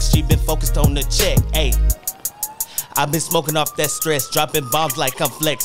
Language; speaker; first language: English; native; English